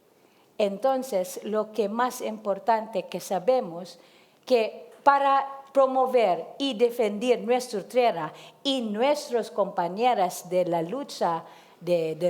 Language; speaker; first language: Spanish; non-native, learner; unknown